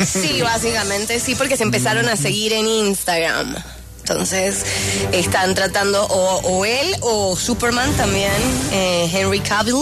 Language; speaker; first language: Spanish; native; Spanish